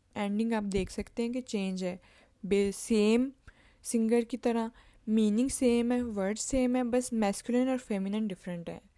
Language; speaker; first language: Urdu; native; Urdu